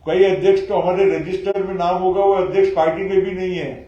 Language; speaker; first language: Hindi; non-native, local second language; Marathi